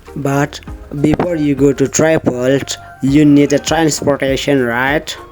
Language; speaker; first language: English; non-native, learner; Indonesian